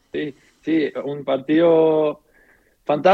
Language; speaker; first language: Spanish; non-native, learner; German